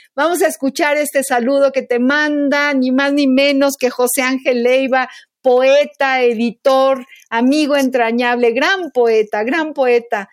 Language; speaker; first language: Spanish; native; Spanish